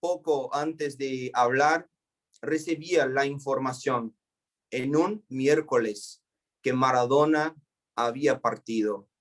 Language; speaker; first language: Spanish; non-native, fluent; Portuguese